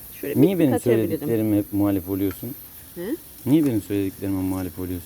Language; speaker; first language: Turkish; native; Turkish